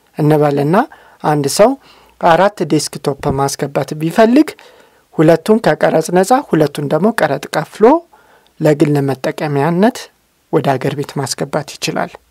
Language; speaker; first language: Amharic; native; Amharic